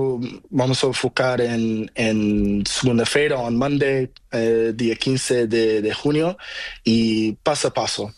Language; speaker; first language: Spanish; non-native, learner; Portuguese